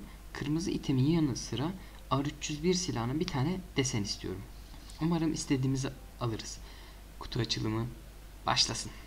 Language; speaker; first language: Turkish; native; Turkish